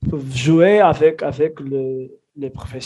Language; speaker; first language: French; non-native, fluent; English